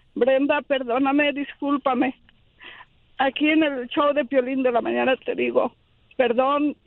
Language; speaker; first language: Spanish; native; Spanish